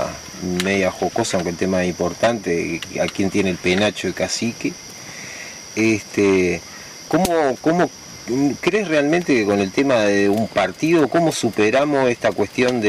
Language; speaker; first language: Spanish; native; Spanish